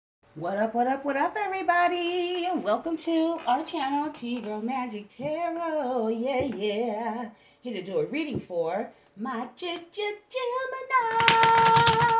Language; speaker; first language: English; native; English